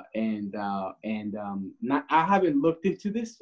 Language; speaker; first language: English; early bilingual, other home language; Spanish